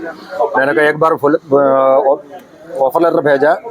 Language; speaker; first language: Hindi; non-native, local second language; Malayalam